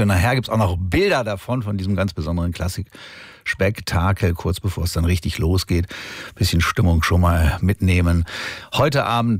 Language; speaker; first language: German; native; German